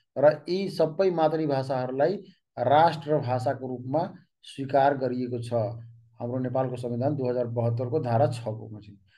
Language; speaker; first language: Nepali; non-native, local second language; Maithili